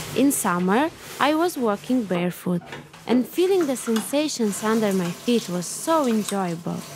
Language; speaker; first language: English; non-native, fluent; Romanian